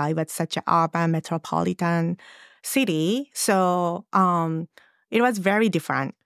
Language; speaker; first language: English; non-native, fluent; Japanese